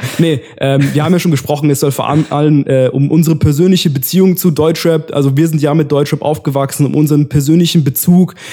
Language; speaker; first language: German; early bilingual, other home language; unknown